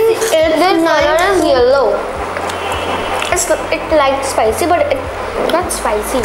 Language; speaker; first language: English; non-native, local second language; Hindi